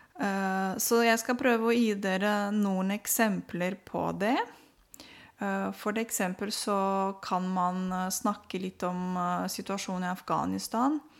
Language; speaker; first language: Norwegian; non-native, fluent; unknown